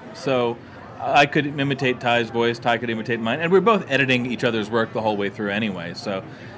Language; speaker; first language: English; native; English